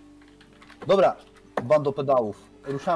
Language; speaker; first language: Polish; native; Polish